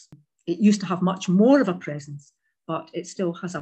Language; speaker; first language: English; native; English